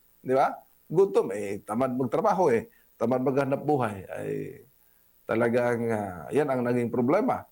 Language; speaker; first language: Filipino; non-native, local second language; Cebuano